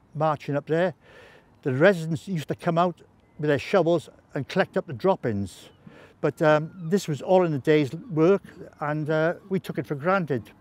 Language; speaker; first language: English; native; English